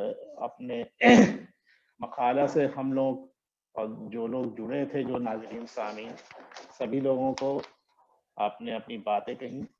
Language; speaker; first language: Urdu; native; Urdu